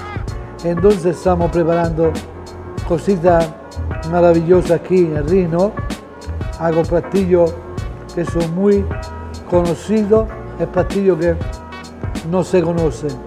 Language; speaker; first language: Spanish; non-native, fluent; Italian